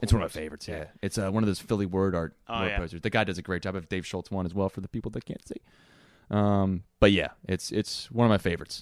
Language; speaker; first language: English; native; English